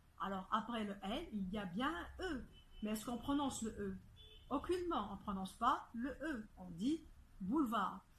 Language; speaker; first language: French; non-native, fluent; Arabic